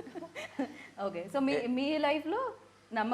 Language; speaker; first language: Telugu; native; Telugu